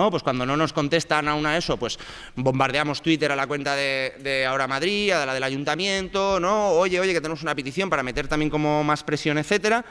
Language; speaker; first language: Spanish; native; Spanish